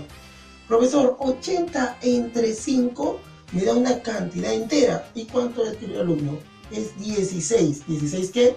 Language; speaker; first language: Spanish; native; Spanish